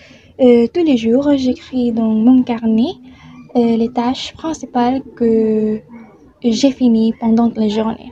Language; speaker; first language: French; non-native, learner; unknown